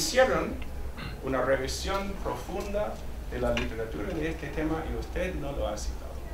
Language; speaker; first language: Spanish; non-native, fluent; English